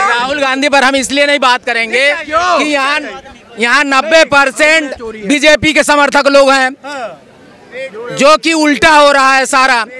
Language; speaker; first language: Hindi; native; Hindi